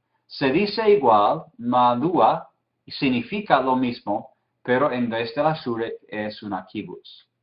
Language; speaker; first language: Spanish; non-native, fluent; English